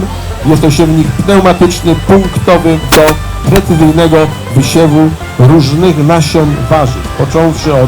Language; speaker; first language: Polish; native; Polish